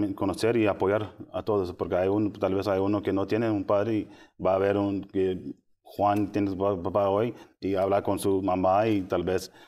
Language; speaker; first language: Spanish; early bilingual, heritage; Spanish